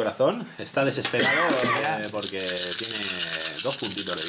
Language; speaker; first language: Spanish; native; Spanish